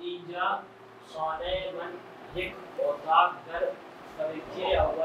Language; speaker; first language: Persian; non-native, learner; Urdu